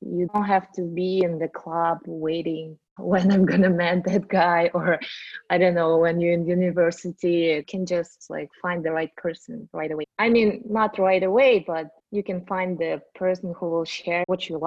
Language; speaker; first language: English; non-native, fluent; Russian